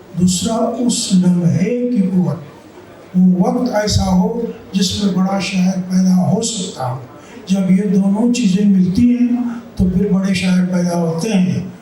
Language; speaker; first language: Urdu; non-native, local second language; Pashto